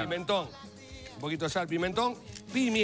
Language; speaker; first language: Spanish; native; Spanish